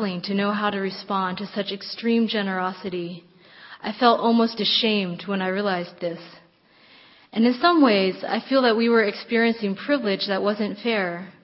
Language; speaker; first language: English; native; English